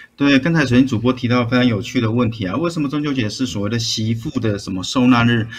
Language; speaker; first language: Chinese; native; Chinese